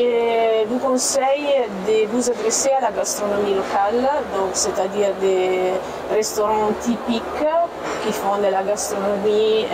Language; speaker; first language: French; non-native, fluent; Italian